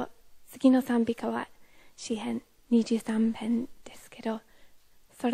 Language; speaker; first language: Japanese; non-native, fluent; English